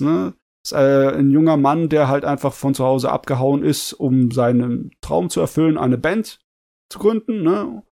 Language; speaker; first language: German; native; German